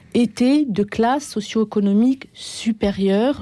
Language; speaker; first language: French; native; French